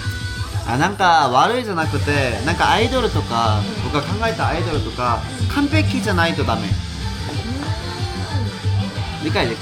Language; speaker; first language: Japanese; non-native, learner; Korean